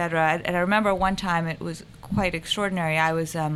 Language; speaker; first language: English; non-native, local second language; Urdu